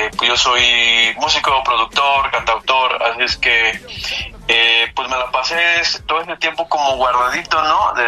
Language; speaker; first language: Spanish; early bilingual, heritage; Spanish